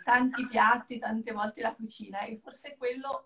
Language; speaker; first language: Italian; native; Italian